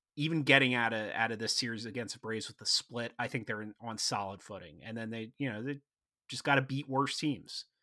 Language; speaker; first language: English; native; English